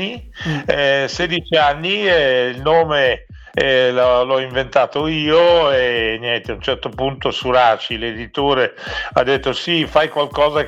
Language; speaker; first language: Italian; early bilingual, other home language; Dutch